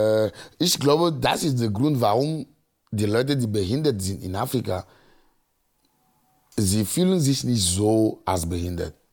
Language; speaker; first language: German; non-native, learner; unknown